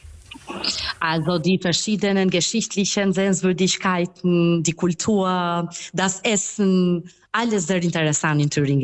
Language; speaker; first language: German; non-native, fluent; Albanian